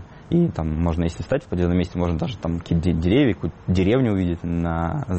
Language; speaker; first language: Russian; native; Russian